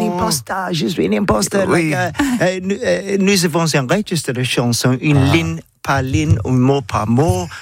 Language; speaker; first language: French; non-native, learner; English